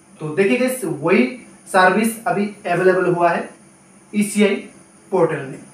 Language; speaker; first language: Hindi; non-native, local second language; Nepali